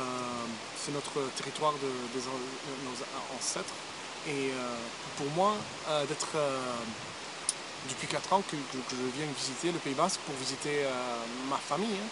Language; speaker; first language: French; early bilingual, heritage; English